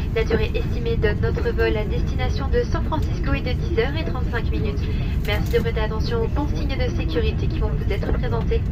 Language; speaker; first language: French; native; French